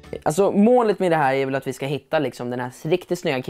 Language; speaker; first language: Swedish; native; Swedish